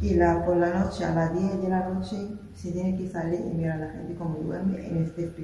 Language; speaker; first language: Spanish; non-native, local second language; Arabic